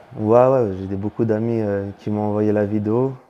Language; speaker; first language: French; native; French